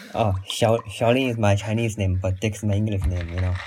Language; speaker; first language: English; non-native, fluent; Chinese